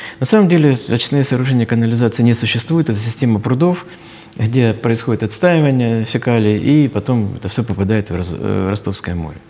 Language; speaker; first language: Russian; native; Russian